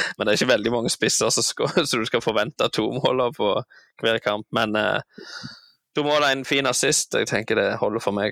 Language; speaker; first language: Norwegian; native; Norwegian